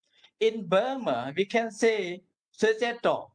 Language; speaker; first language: English; non-native, learner; Burmese